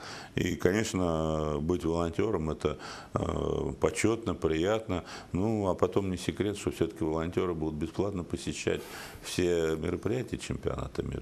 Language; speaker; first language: Russian; native; Russian